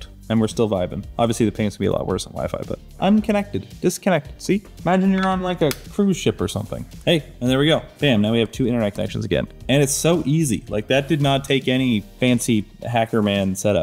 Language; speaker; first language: English; native; English